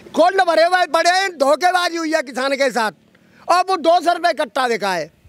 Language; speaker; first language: Hindi; native; Hindi